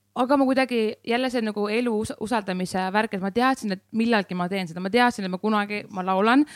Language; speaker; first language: Estonian; native; Estonian